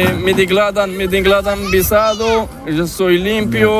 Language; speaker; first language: Spanish; non-native, learner; Arabic